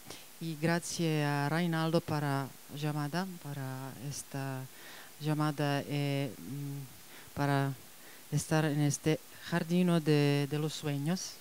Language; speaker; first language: Spanish; non-native, fluent; Serbian